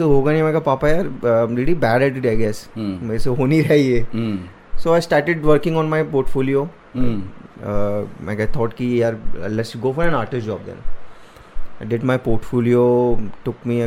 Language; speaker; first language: English; non-native, local second language; Hindi